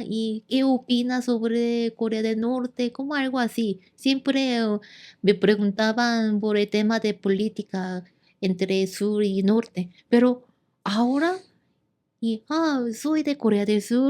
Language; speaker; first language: Spanish; non-native, learner; Korean